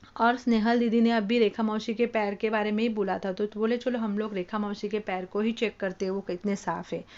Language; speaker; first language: Hindi; non-native, local second language; Marathi